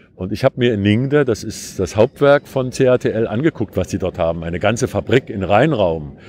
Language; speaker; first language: German; native; German